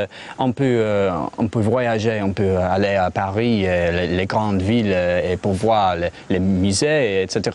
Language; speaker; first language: French; non-native, learner; English